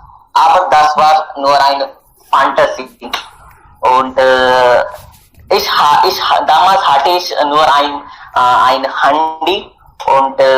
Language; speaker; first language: German; non-native, learner; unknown